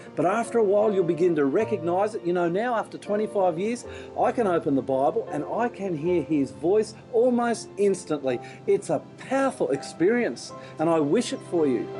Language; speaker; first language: English; native; English